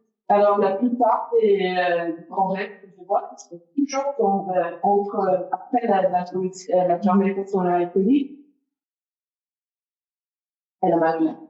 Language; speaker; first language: French; non-native, fluent; English